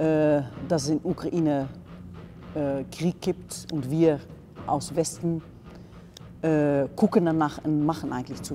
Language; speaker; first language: German; non-native, fluent; Dutch